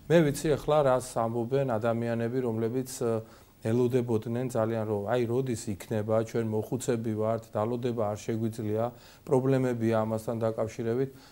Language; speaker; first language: Georgian; native; Georgian